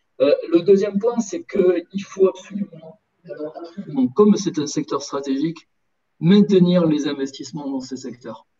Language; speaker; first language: French; native; French